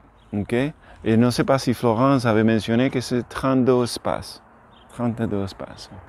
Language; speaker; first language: French; non-native, learner; Spanish